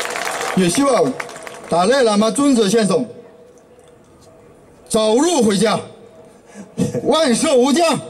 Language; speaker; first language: Chinese; non-native, local second language; Korean